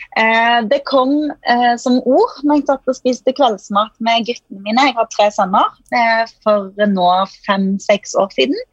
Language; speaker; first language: Norwegian; native; Norwegian